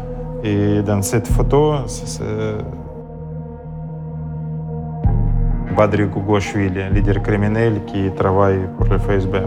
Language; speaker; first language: French; non-native, learner; Russian